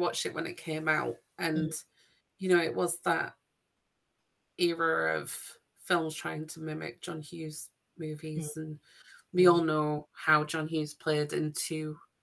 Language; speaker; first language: English; native; English